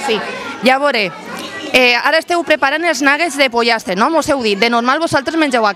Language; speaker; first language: Catalan; native; Catalan